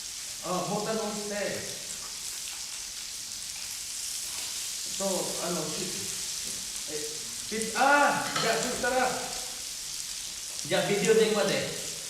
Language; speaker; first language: Japanese; non-native, fluent; Filipino